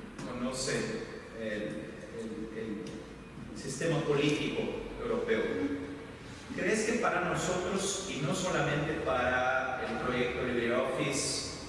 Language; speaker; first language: Spanish; non-native, fluent; Portuguese